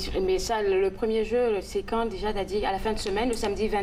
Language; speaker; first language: French; native; French